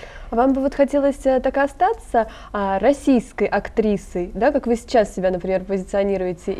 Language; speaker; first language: Russian; native; Russian